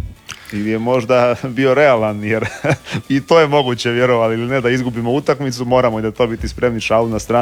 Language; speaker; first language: Serbian; native; Serbian